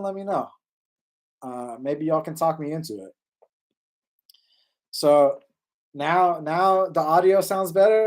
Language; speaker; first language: English; native; English